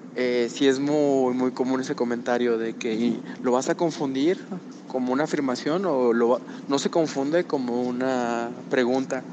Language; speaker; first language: Spanish; native; Spanish